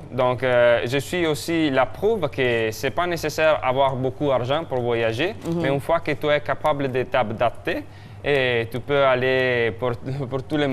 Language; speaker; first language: French; non-native, fluent; Italian